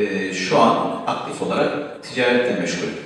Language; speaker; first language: Turkish; native; Turkish